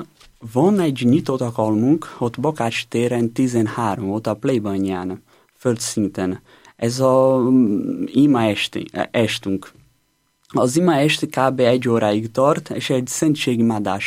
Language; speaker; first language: Hungarian; non-native, learner; Portuguese